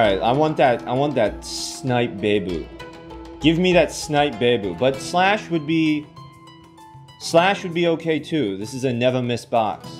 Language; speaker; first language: English; native; English